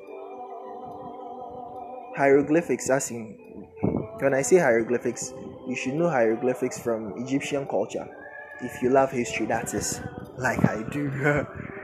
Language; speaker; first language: English; non-native, local second language; Akan